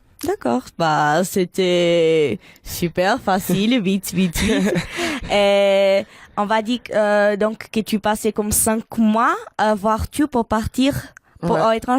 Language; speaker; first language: French; non-native, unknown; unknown